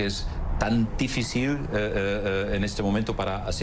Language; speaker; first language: Spanish; non-native, fluent; German